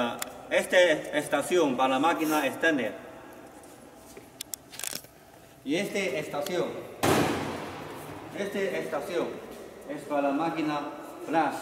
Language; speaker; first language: Spanish; non-native, learner; Chinese